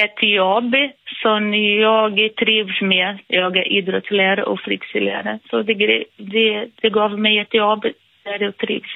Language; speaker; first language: Swedish; non-native, fluent; Portuguese